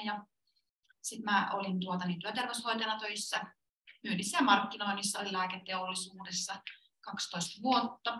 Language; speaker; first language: Finnish; native; Finnish